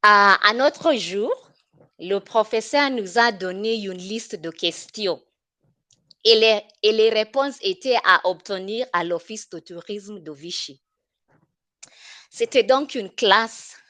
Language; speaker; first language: French; non-native, fluent; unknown